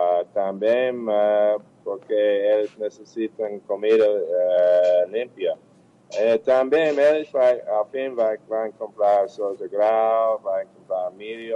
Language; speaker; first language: Portuguese; non-native, learner; English